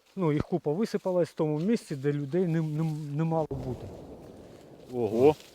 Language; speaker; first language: Ukrainian; native; Ukrainian